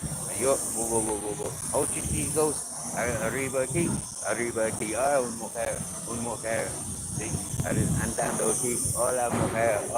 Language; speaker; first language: Spanish; non-native, learner; English